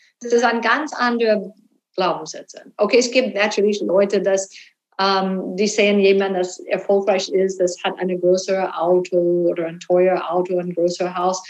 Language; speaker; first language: German; non-native, learner; English